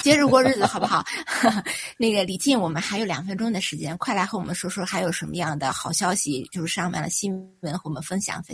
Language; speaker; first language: Chinese; native; Chinese